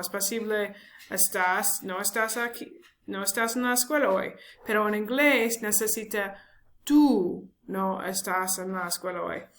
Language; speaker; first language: Spanish; non-native, learner; English